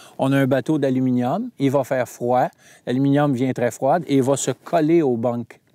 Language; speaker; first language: French; native; French